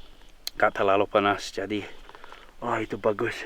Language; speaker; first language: Indonesian; non-native, learner; English